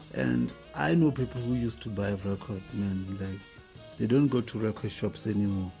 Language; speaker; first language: English; non-native, local second language; Northern Sotho